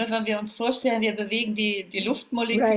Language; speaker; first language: German; native; German